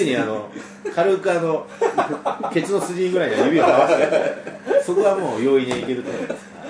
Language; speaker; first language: Japanese; native; Japanese